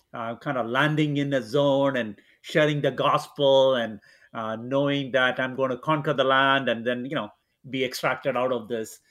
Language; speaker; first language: English; non-native, local second language; Malayalam